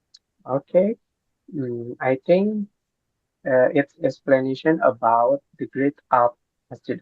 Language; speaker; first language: English; non-native, learner; Indonesian